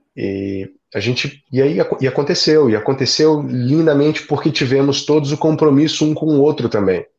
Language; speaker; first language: Portuguese; native; Portuguese